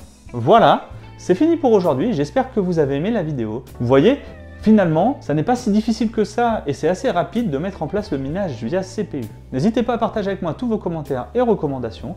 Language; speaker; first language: French; native; French